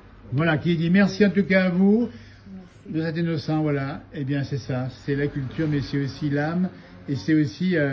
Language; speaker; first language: French; native; French